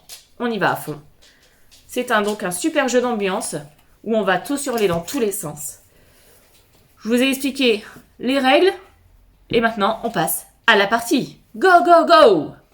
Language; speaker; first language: French; native; French